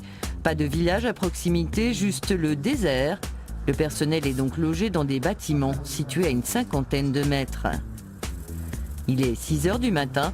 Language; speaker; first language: French; native; French